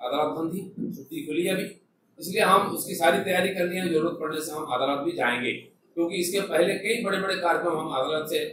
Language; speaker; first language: Hindi; non-native, local second language; Bangla